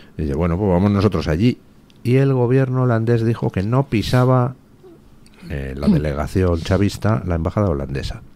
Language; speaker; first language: Spanish; native; Spanish